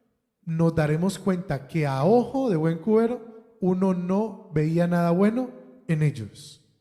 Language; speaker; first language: Spanish; native; Spanish